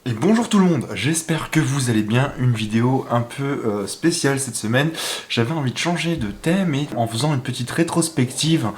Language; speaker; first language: French; native; French